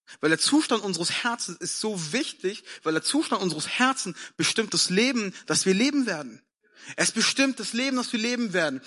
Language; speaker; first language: German; early bilingual, other home language; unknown